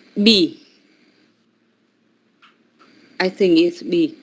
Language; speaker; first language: English; non-native, learner; Vietnamese